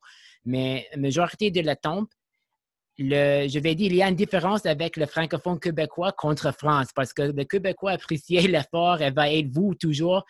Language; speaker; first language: French; non-native, learner; English